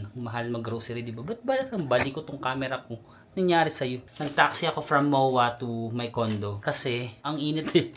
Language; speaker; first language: Filipino; native; Filipino